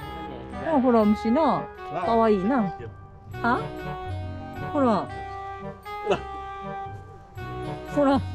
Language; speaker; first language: Japanese; native; Japanese